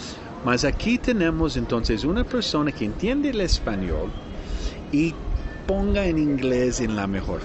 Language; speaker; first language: Spanish; non-native, learner; English